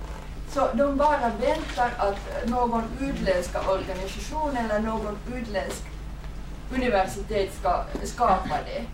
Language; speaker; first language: Swedish; non-native, fluent; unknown